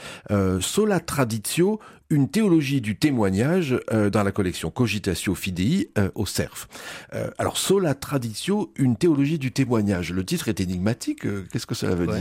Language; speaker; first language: French; native; French